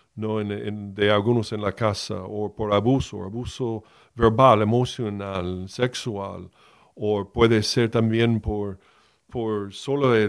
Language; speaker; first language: Spanish; non-native, fluent; English